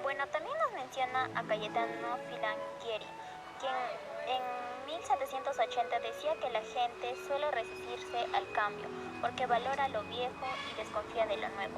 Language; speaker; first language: Spanish; native; Spanish